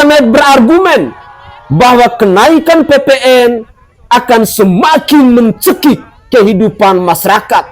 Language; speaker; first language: Indonesian; native; Indonesian